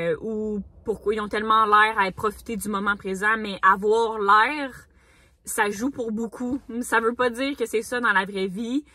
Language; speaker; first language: French; native; French